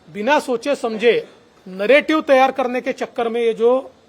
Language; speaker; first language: Hindi; non-native, local second language; Marathi